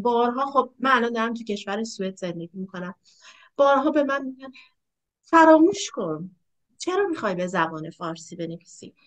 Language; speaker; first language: Persian; native; Persian